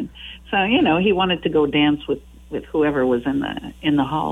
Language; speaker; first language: English; non-native, fluent; French